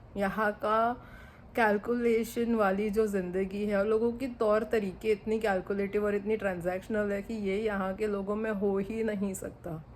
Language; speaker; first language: Hindi; non-native, local second language; Bangla